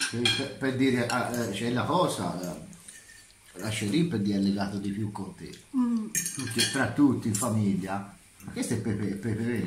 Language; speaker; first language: Italian; native; Italian